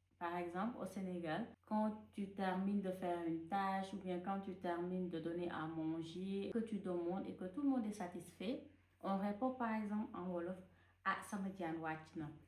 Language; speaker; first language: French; non-native, local second language; Wolof